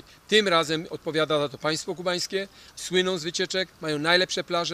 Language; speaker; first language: Polish; native; Polish